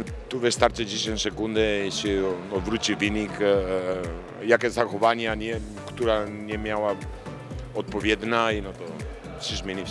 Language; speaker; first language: Polish; non-native, fluent; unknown